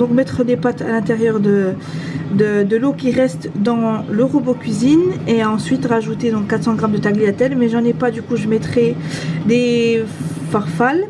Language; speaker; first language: French; native; French